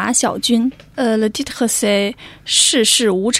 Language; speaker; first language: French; non-native, learner; Chinese